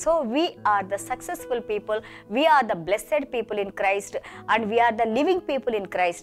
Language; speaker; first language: English; non-native, local second language; Telugu